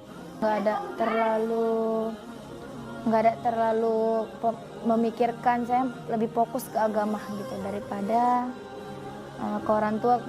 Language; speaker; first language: Indonesian; native; Indonesian